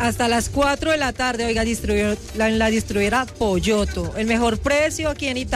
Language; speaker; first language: Spanish; native; Spanish